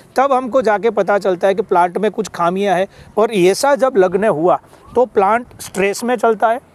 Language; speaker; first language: Hindi; non-native, local second language; Gujarati